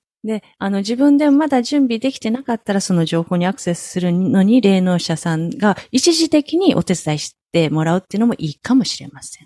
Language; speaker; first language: Japanese; native; Japanese